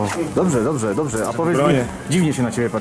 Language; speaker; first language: Polish; native; Polish